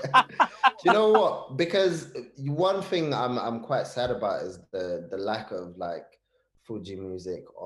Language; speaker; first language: English; early bilingual, other home language; Hausa